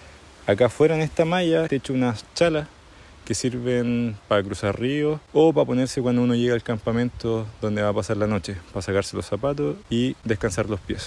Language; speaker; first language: Spanish; native; Spanish